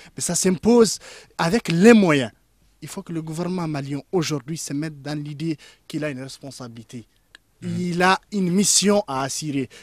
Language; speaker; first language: French; non-native, local second language; Tamasheq